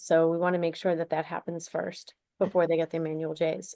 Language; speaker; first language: English; native; English